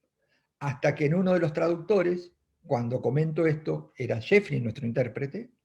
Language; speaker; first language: Spanish; native; Spanish